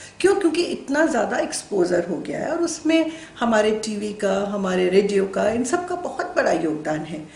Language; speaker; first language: Hindi; native; Hindi